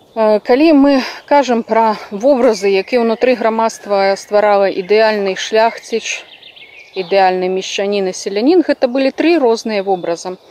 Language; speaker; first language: Belarusian; non-native, local second language; Russian